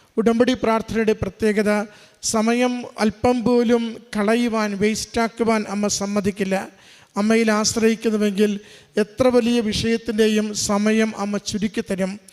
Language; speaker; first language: Malayalam; native; Malayalam